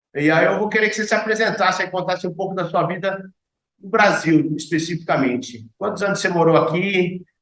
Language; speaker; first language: Portuguese; native; Portuguese